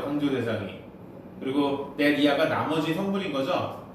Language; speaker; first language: Korean; native; Korean